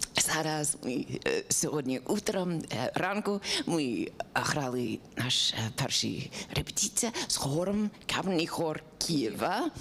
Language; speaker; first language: Ukrainian; non-native, learner; English